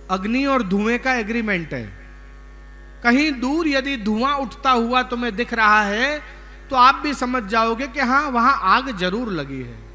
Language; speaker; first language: Hindi; non-native, local second language; Gujarati